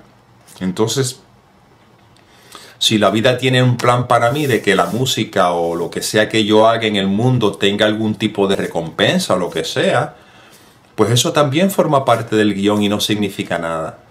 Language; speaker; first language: Spanish; native; Spanish